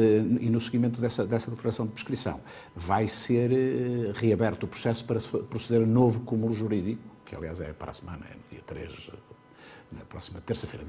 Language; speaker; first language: Portuguese; native; Portuguese